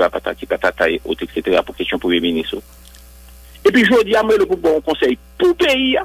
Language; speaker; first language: French; non-native, local second language; Haitian Creole